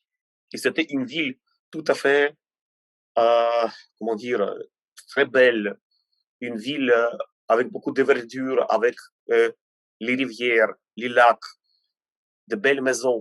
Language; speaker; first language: French; non-native, fluent; Ukrainian